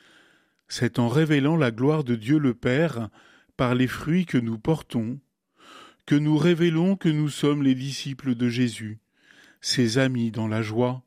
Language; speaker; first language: French; native; French